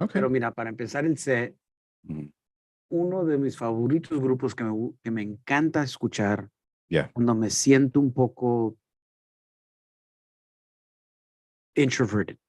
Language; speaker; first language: Spanish; early bilingual, heritage; Spanish